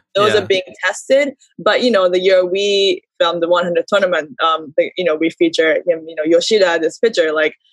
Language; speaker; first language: English; early bilingual, heritage; Japanese